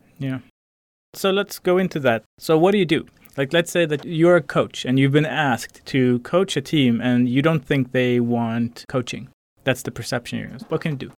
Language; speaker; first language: English; non-native, fluent; Swedish